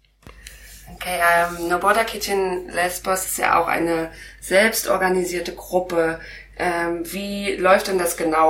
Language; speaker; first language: German; native; German